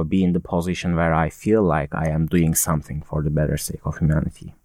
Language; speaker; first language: English; non-native, fluent; Turkish